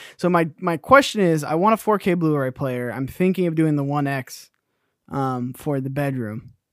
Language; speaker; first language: English; native; English